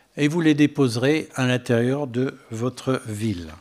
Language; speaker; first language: French; non-native, fluent; English